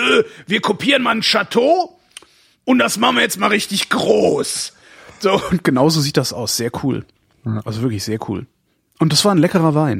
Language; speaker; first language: German; native; German